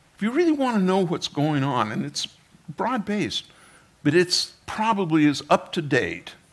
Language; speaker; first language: English; native; English